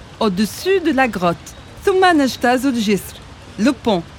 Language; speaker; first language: French; non-native, fluent; Arabic